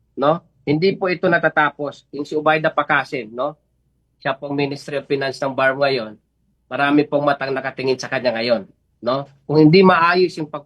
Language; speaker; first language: Filipino; non-native, local second language; Maguindanaon